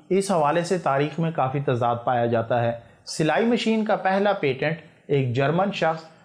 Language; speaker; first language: Urdu; native; Urdu